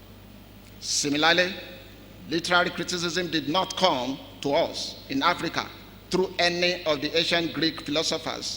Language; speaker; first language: English; non-native, local second language; Yoruba